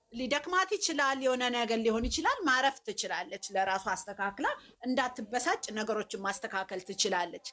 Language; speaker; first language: Amharic; native; Amharic